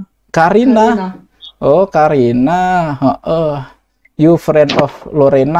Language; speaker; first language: English; non-native, learner; Indonesian